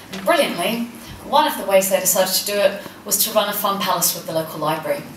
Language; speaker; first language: English; native; English